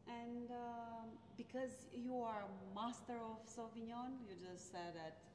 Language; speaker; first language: English; non-native, fluent; Romanian